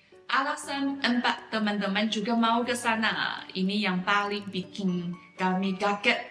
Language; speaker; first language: Indonesian; non-native, fluent; Chinese